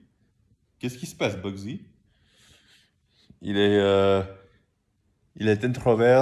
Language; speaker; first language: French; non-native, learner; English